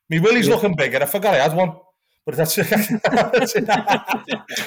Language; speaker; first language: English; native; English